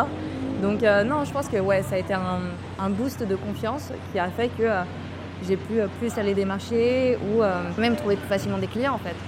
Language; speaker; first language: French; native; French